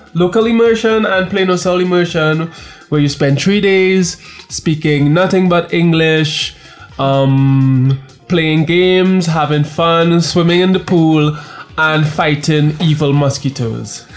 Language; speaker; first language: English; native; English